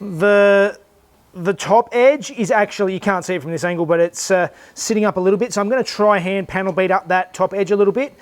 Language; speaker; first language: English; native; English